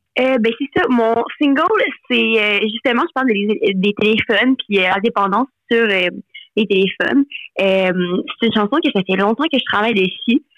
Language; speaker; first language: French; non-native, local second language; English